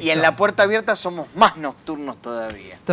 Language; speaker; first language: Spanish; native; Spanish